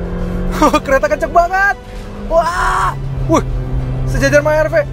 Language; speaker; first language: Indonesian; native; Indonesian